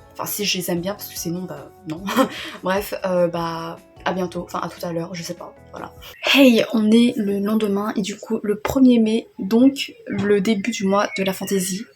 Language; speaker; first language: French; early bilingual, other home language; Vietnamese